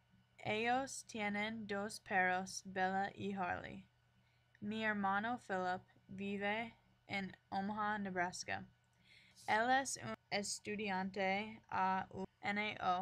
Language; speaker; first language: Spanish; non-native, learner; English